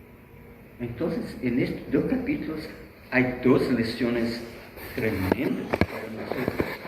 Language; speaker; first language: Spanish; non-native, fluent; Portuguese